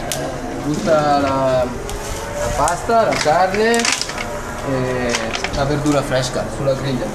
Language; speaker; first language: Spanish; non-native, learner; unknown